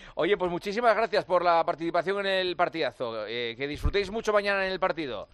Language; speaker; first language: Spanish; native; Spanish